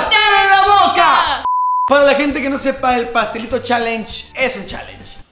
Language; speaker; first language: Spanish; native; Spanish